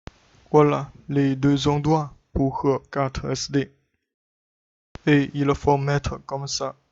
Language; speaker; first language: French; non-native, learner; Chinese